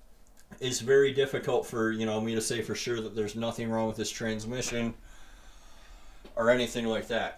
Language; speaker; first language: English; native; English